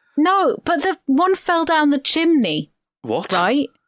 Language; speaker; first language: English; native; English